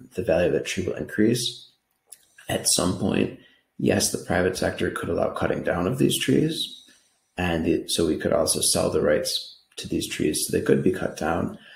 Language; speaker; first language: English; native; English